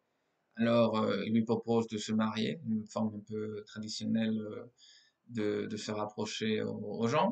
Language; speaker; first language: French; non-native, fluent; Spanish